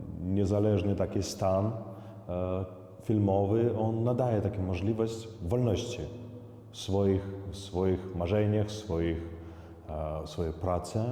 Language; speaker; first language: Polish; non-native, fluent; Belarusian